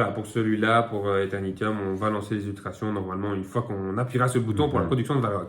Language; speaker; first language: French; native; French